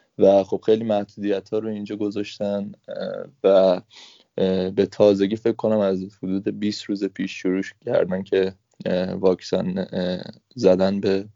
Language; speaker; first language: Persian; native; Persian